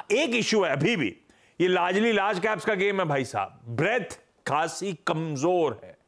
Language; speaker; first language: Hindi; native; Hindi